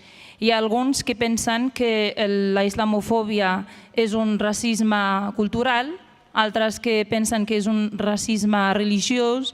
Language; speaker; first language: Catalan; non-native, fluent; Arabic